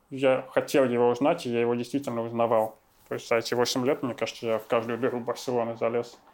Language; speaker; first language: Russian; native; Russian